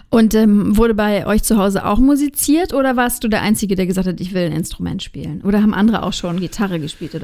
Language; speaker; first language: German; native; German